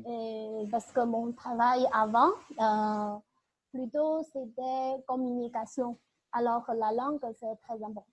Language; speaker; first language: French; non-native, learner; Chinese